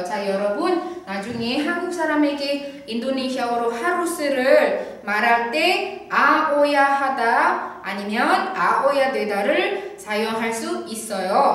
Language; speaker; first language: Korean; non-native, fluent; Indonesian